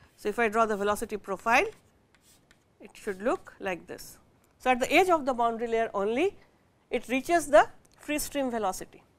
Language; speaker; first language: English; non-native, local second language; Bangla